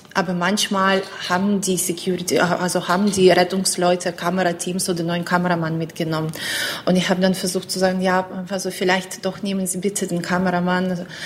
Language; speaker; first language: German; non-native, fluent; Ukrainian